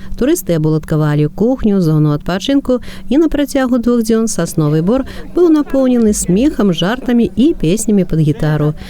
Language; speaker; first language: Belarusian; native; Belarusian